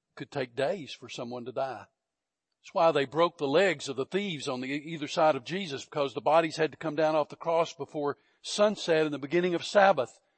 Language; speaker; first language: English; native; English